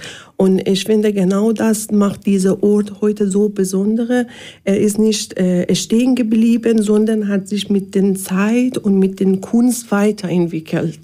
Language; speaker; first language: German; non-native, learner; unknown